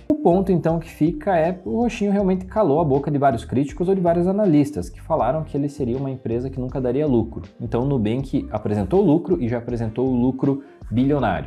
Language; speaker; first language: Portuguese; native; Portuguese